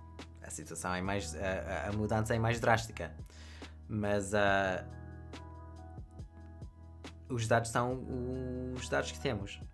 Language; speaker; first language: Portuguese; non-native, fluent; English